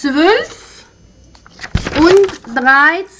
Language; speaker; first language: German; non-native, fluent; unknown